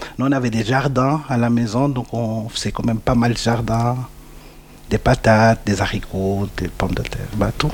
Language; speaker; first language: French; early bilingual, other home language; Portuguese